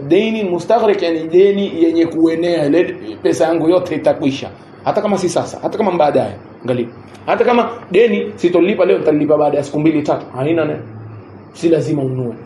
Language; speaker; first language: Swahili; native; Swahili